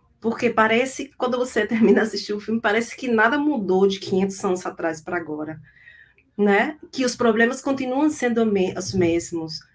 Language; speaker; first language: Portuguese; non-native, fluent; Spanish